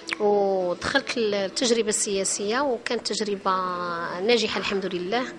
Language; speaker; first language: Arabic; native; Arabic